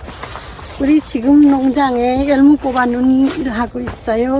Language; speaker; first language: Korean; non-native, learner; Nepali